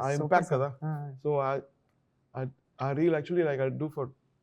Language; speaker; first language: Telugu; non-native, learner; Tamil